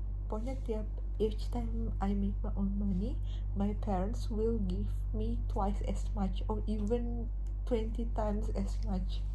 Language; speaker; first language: English; non-native, local second language; Indonesian